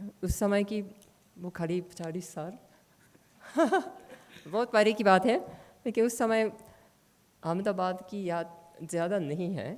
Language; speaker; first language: Hindi; non-native, learner; Japanese